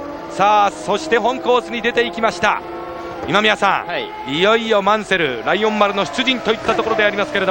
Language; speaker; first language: Japanese; native; Japanese